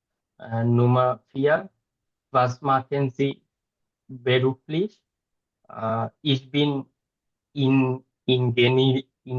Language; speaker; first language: German; non-native, learner; Bangla